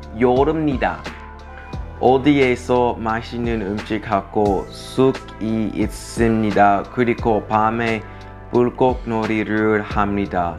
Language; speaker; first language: Korean; non-native, learner; English